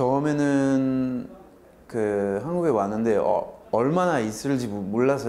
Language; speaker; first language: Korean; non-native, fluent; French